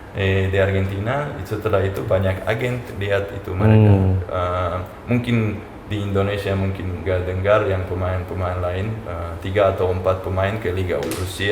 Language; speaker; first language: Indonesian; non-native, fluent; Uzbek